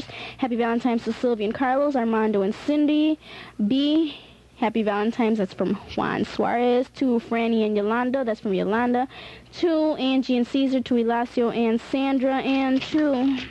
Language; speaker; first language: English; native; English